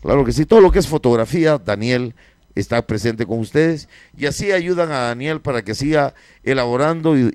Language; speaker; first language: Spanish; native; Spanish